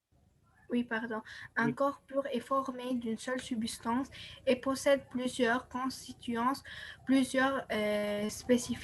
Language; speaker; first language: French; non-native, learner; Arabic